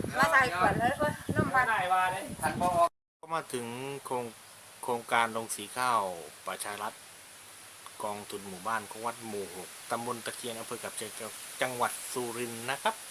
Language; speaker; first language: Thai; native; Thai